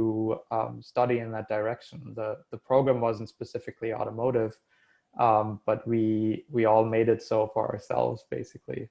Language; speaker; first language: English; non-native, fluent; German